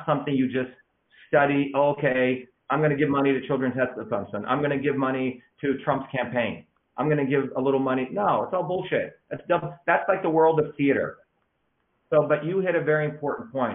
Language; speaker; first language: English; early bilingual, other home language; Tamil